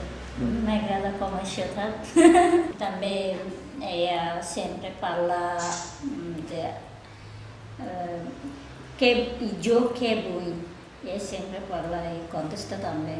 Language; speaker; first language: Catalan; non-native, learner; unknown